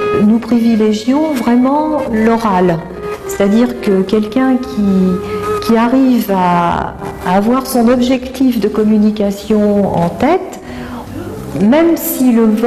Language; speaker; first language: French; native; French